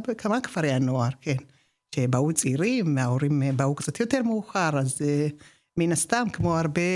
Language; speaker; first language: Hebrew; non-native, fluent; Amharic